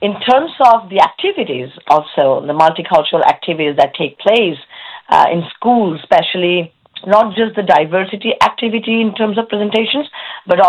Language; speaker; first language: English; non-native, local second language; Bangla